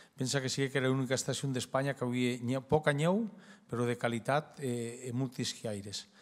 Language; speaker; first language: Catalan; non-native, local second language; Occitan